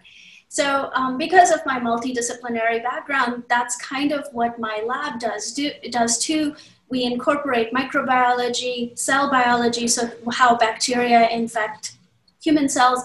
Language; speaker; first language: English; non-native, local second language; Hindi